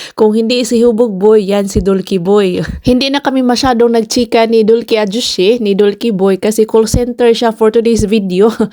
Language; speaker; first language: Filipino; non-native, local second language; Cebuano